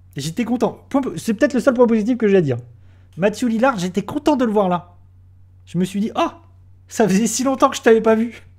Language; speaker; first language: French; native; French